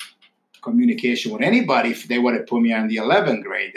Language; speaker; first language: English; non-native, fluent; Italian